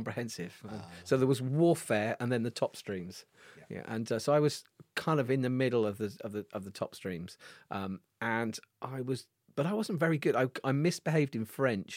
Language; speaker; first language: English; native; English